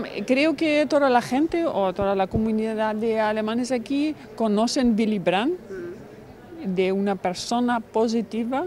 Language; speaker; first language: Spanish; non-native, fluent; German